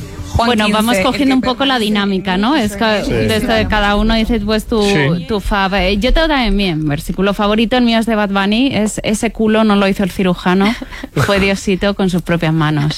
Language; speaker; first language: Spanish; native; Spanish